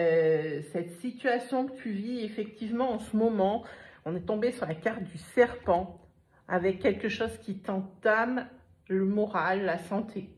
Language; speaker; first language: French; native; French